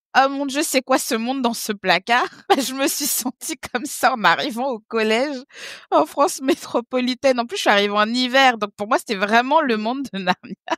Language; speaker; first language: French; early bilingual, other home language; Haitian Creole